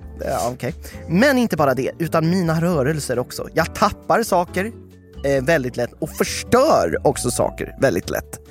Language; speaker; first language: Swedish; native; Swedish